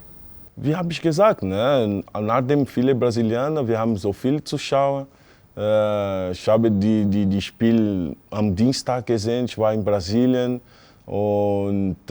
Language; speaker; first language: German; non-native, fluent; Portuguese